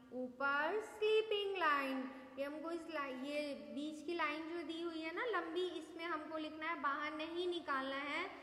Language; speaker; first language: Hindi; native; Hindi